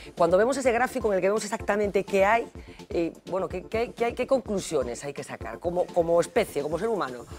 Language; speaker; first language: Spanish; native; Spanish